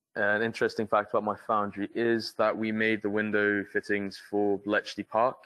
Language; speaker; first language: English; native; English